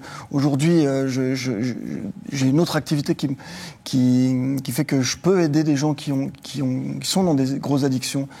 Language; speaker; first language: French; native; French